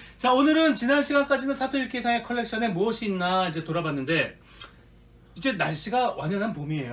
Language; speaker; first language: Korean; native; Korean